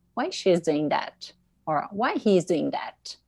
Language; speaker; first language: English; non-native, fluent; Portuguese